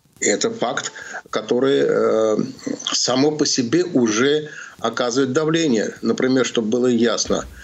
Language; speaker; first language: Russian; non-native, local second language; Azerbaijani